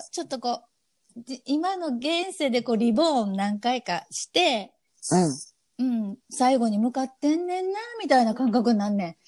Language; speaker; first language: Japanese; native; Japanese